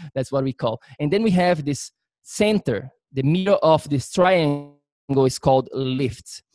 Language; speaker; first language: English; non-native, fluent; Portuguese